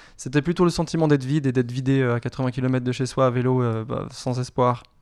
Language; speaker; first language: French; native; French